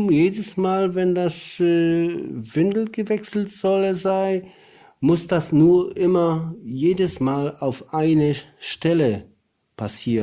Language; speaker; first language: German; non-native, learner; Polish